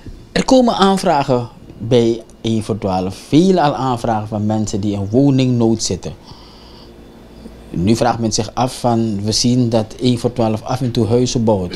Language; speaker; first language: Dutch; native; Dutch